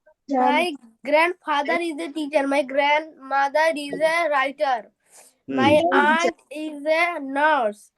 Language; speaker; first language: English; non-native, learner; Bangla